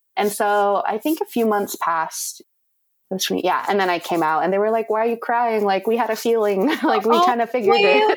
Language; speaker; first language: English; native; English